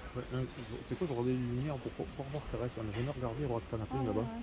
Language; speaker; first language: French; native; French